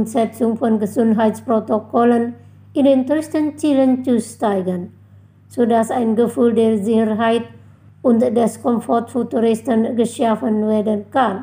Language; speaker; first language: German; non-native, fluent; Indonesian